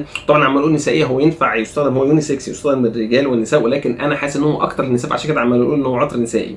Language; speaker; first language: Arabic; native; Arabic